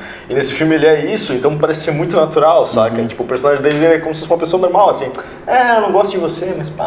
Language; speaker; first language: Portuguese; native; Portuguese